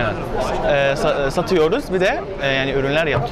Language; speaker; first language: Turkish; non-native, learner; Arabic